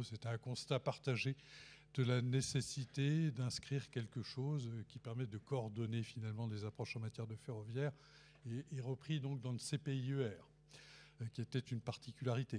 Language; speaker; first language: French; native; French